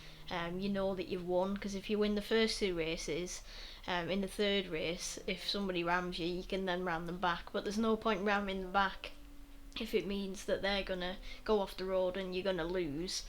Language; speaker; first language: English; native; English